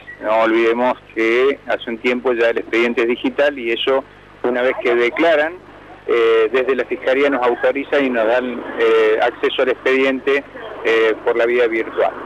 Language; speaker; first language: Spanish; native; Spanish